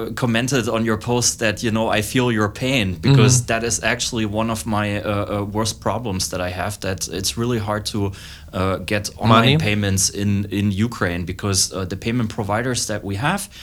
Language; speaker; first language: English; non-native, fluent; German